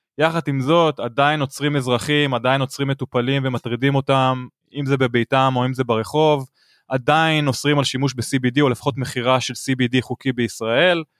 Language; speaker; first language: Hebrew; native; Hebrew